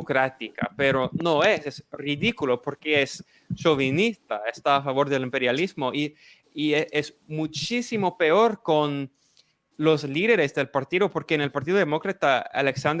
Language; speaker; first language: Spanish; non-native, fluent; English